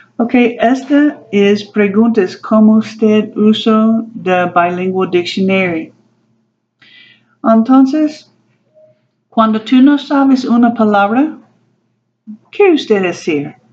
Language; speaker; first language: Spanish; non-native, learner; English